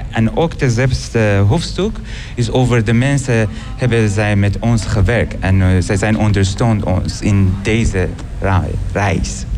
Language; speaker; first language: Dutch; non-native, learner; Persian